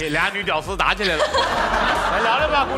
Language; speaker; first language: Chinese; native; Chinese